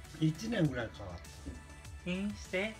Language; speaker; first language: Japanese; native; Japanese